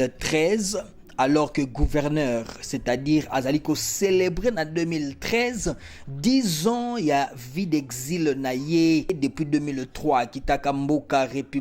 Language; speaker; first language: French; non-native, local second language; Lingala